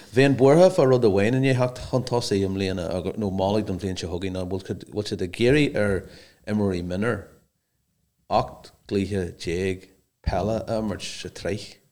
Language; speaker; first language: Irish; non-native, local second language; English